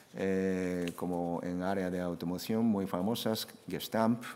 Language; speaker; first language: Spanish; non-native, fluent; Japanese